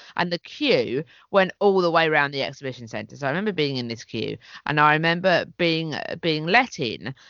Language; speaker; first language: English; native; English